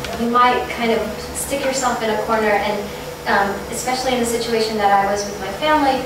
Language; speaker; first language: English; native; English